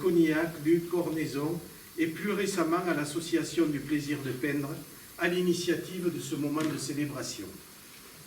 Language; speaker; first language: French; native; French